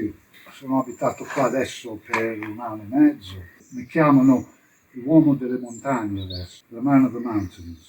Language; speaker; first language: Italian; early bilingual, heritage; English